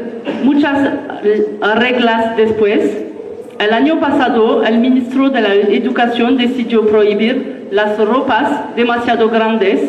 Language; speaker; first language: Spanish; non-native, learner; French